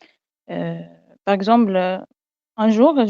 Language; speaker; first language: French; non-native, fluent; Arabic